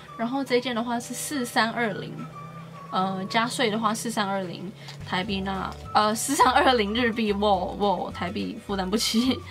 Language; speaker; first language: Chinese; native; Chinese